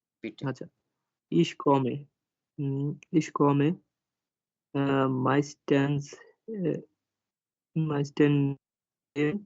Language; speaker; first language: German; non-native, learner; Bangla